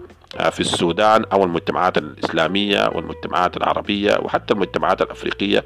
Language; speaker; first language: Arabic; native; Arabic